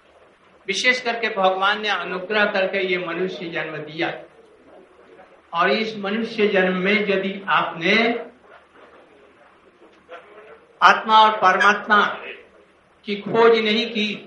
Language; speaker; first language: Hindi; native; Hindi